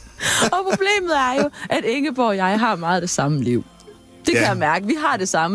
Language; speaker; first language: Danish; native; Danish